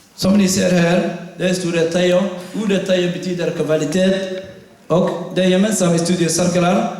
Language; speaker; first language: Swedish; non-native, fluent; Somali